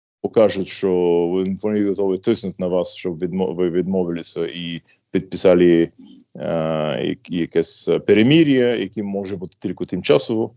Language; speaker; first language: Ukrainian; non-native, fluent; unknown